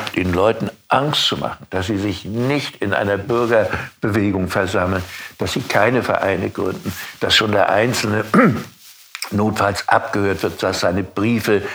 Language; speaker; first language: German; native; German